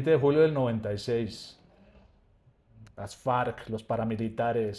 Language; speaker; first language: Spanish; native; Spanish